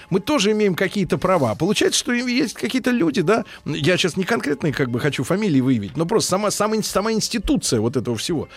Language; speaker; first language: Russian; native; Russian